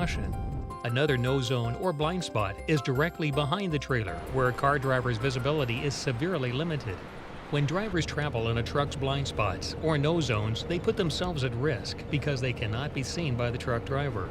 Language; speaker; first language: English; native; English